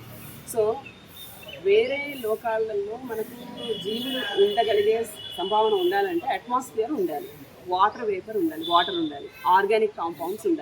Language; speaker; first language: Telugu; native; Telugu